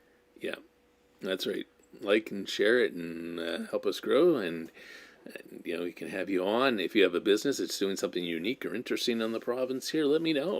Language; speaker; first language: English; native; English